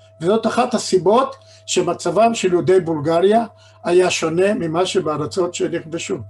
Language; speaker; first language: Hebrew; native; Hebrew